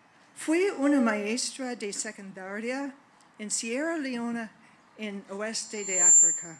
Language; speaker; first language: Spanish; non-native, fluent; English